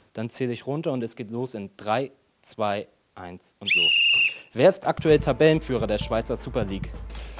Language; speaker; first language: German; native; German